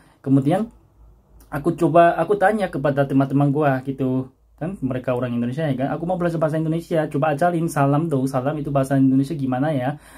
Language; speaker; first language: Indonesian; non-native, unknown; Korean